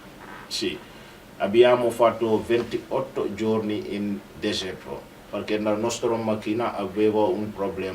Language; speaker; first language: Italian; non-native, learner; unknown